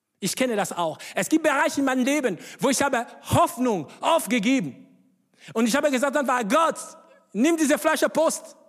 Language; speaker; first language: German; non-native, fluent; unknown